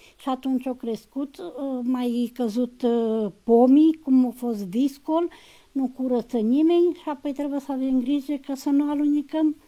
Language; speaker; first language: Romanian; native; Romanian